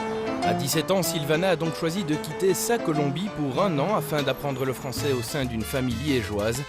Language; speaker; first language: French; native; French